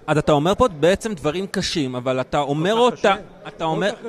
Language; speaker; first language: Hebrew; native; Hebrew